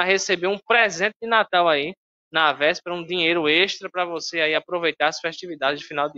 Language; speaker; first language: Portuguese; native; Portuguese